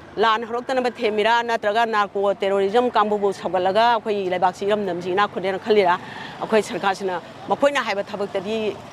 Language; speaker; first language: Manipuri; native; Manipuri